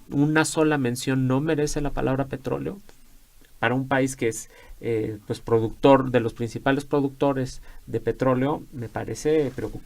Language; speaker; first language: Spanish; native; Spanish